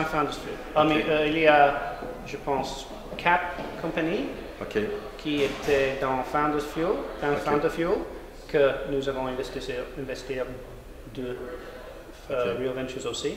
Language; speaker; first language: French; non-native, learner; English